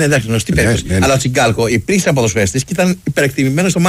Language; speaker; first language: Greek; native; Greek